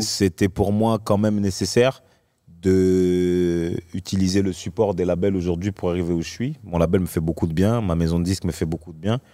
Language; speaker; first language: French; native; French